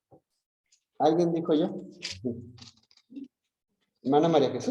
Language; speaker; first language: Spanish; native; Spanish